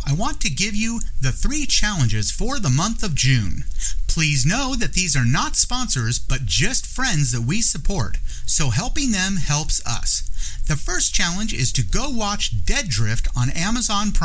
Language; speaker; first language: English; native; English